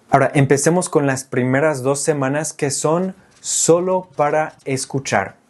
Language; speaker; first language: Spanish; non-native, fluent; English